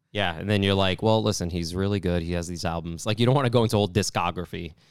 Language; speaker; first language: English; native; English